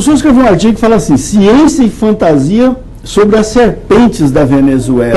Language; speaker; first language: Portuguese; native; Portuguese